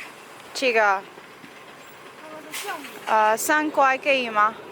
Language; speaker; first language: Chinese; non-native, learner; Indonesian